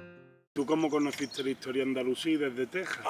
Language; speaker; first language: Spanish; native; Spanish